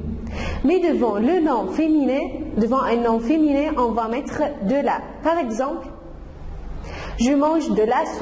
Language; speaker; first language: French; non-native, fluent; Arabic